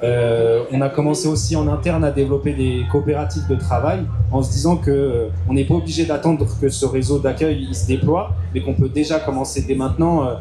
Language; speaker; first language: French; native; French